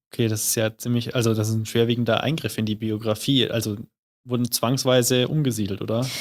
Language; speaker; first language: German; native; German